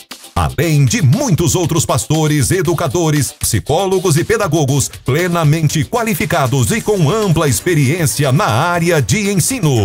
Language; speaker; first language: Portuguese; native; Portuguese